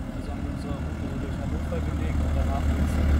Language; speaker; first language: German; native; German